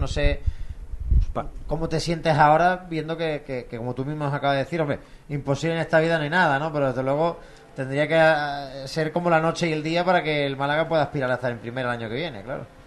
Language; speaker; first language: Spanish; native; Spanish